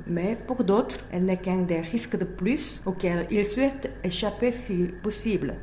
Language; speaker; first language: French; non-native, fluent; Korean